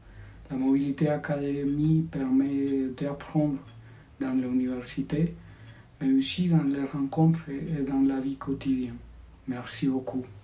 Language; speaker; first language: French; non-native, fluent; Spanish